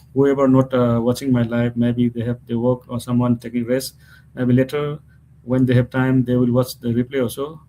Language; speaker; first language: English; non-native, local second language; Nepali